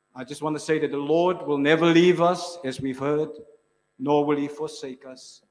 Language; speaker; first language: English; non-native, local second language; Afrikaans